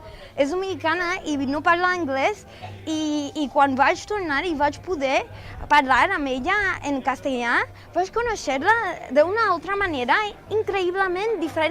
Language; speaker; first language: Catalan; non-native, fluent; English